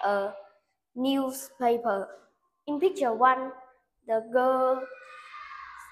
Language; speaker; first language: English; non-native, learner; Vietnamese